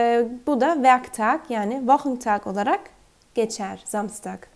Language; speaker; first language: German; non-native, fluent; Turkish